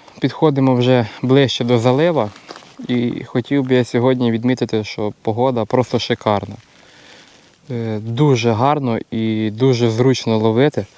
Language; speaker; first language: Ukrainian; native; Ukrainian